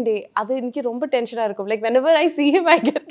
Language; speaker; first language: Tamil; non-native, learner; Malayalam